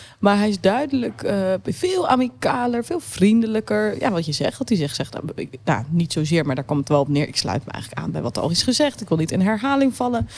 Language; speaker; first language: Dutch; native; Dutch